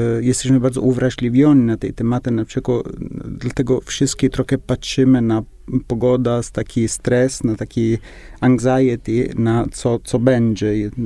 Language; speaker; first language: Polish; non-native, learner; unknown